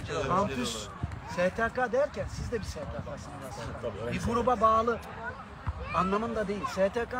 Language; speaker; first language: Turkish; native; Turkish